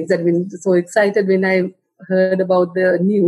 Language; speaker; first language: English; non-native, local second language; Sinhala